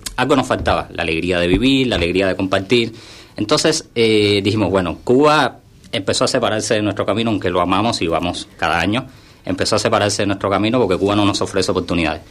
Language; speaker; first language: Spanish; native; Spanish